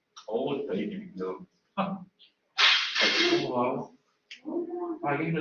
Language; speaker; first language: Spanish; native; Spanish